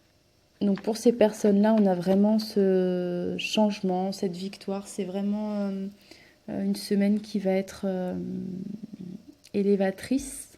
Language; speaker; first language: French; native; French